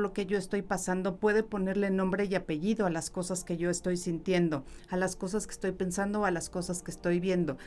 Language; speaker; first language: Spanish; native; Spanish